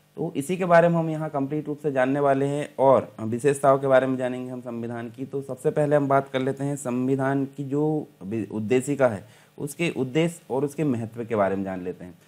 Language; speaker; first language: Hindi; native; Hindi